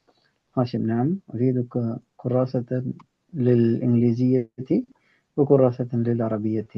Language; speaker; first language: Arabic; non-native, learner; Urdu